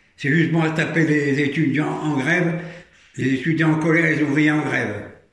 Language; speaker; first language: French; native; French